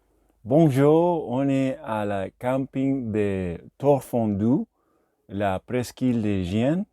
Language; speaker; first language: French; non-native, learner; Spanish